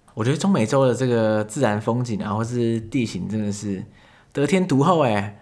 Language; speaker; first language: Chinese; native; Chinese